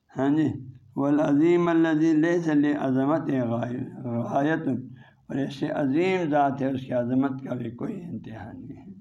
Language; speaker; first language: Urdu; non-native, local second language; Balti